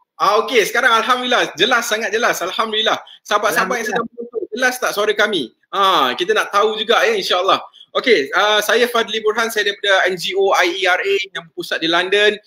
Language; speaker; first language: Malay; native; Malay